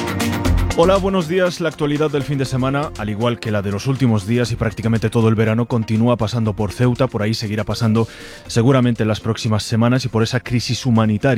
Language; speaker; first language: Spanish; native; Spanish